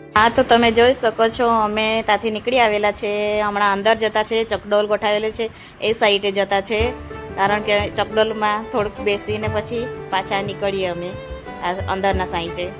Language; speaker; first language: Gujarati; non-native, local second language; Kukna